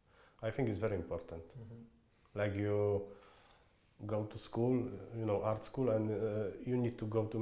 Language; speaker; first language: English; non-native, fluent; Polish